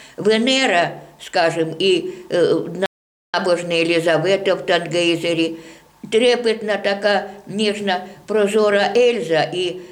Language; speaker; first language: Ukrainian; native; Ukrainian